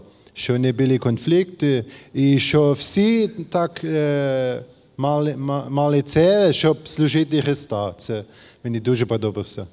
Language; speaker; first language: Ukrainian; non-native, learner; German